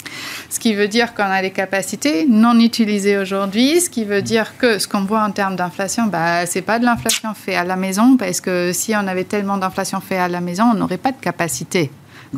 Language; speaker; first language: French; native; French